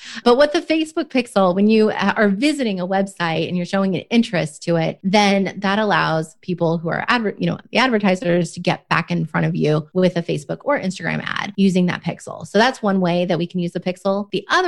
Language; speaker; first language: English; native; English